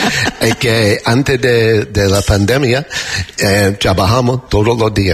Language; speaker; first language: Spanish; non-native, learner; English